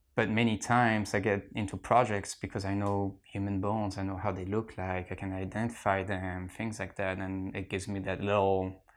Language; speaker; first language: English; non-native, fluent; French